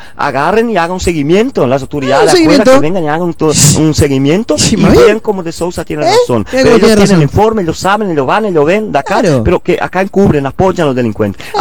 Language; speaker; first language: Spanish; native; Spanish